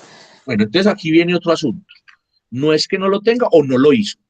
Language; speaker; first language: Spanish; native; Spanish